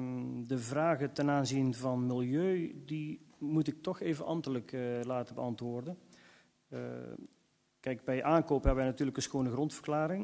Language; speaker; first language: Dutch; native; Dutch